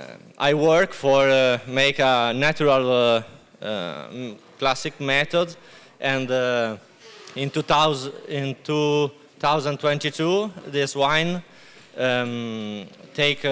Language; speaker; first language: English; non-native, learner; Italian